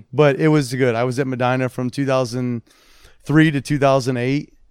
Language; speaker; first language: English; native; English